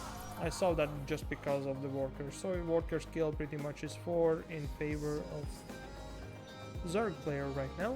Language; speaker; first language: English; non-native, fluent; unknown